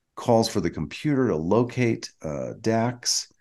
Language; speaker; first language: English; native; English